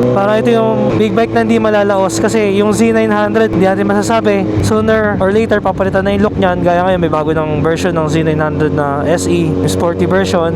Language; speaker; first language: Filipino; native; Filipino